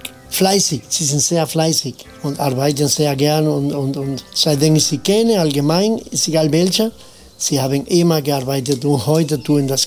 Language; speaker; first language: German; non-native, fluent; Spanish